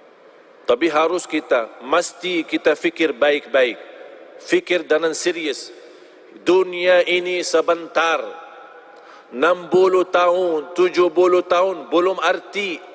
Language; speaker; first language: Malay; non-native, fluent; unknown